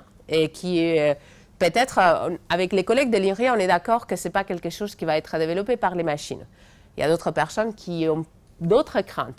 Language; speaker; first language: French; non-native, fluent; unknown